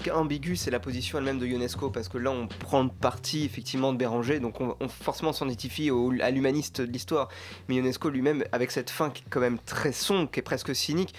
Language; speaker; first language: French; native; French